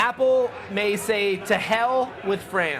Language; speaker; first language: English; native; English